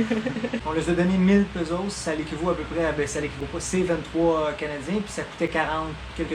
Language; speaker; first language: French; native; French